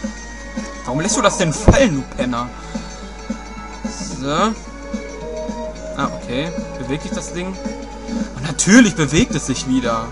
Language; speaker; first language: German; native; German